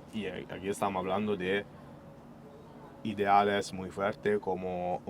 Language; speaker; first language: Spanish; non-native, fluent; Italian